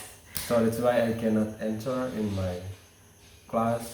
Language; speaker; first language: English; non-native, learner; Indonesian